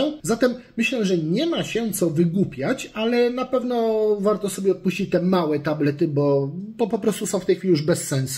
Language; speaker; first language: Polish; native; Polish